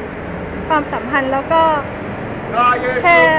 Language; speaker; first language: Thai; native; Thai